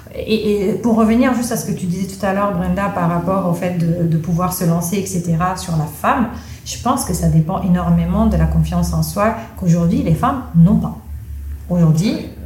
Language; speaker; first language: French; non-native, fluent; Italian